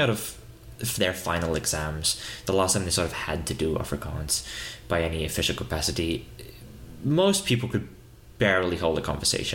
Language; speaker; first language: English; native; English